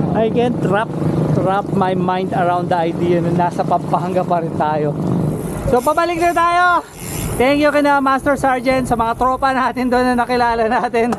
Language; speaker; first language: Filipino; non-native, local second language; Pampanga